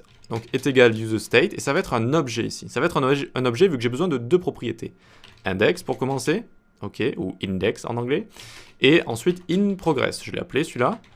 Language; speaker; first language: French; native; French